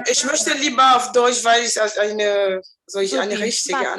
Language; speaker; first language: German; non-native, learner; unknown